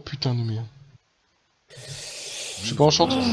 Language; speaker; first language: French; native; French